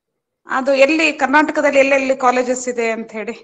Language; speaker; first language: Kannada; native; Kannada